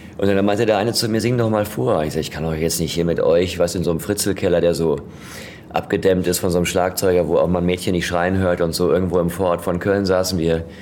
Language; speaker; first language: German; native; German